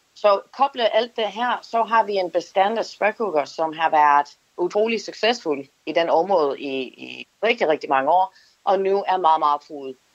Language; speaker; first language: Danish; non-native, fluent; English